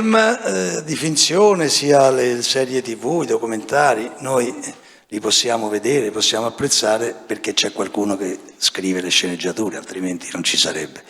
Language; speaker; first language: Italian; native; Italian